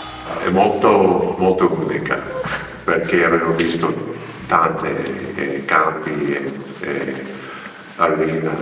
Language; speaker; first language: Italian; non-native, fluent; English